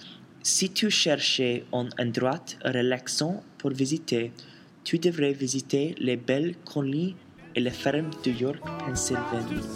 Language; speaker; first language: French; non-native, learner; English